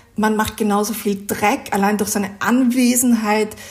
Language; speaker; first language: German; native; German